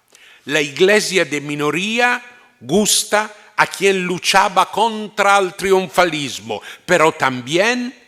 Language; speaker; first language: Spanish; non-native, fluent; Italian